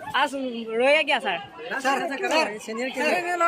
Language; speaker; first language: Hindi; non-native, local second language; Assamese